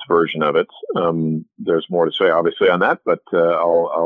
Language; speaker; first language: English; native; English